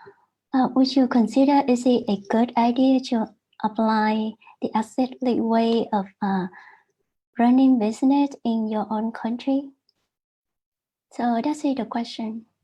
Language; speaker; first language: English; non-native, learner; Vietnamese